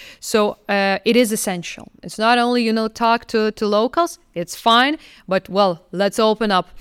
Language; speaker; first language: English; non-native, fluent; Lithuanian